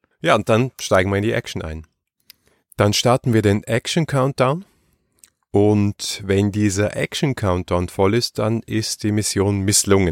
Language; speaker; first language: German; native; German